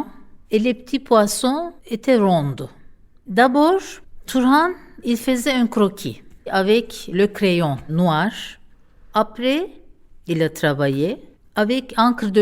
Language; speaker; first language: French; non-native, fluent; Turkish